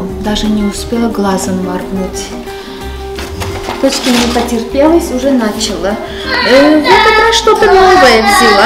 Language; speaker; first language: Russian; non-native, fluent; Armenian